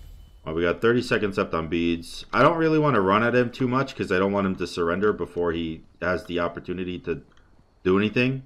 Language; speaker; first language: English; native; English